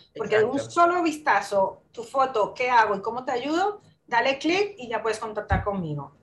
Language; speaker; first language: Spanish; native; Spanish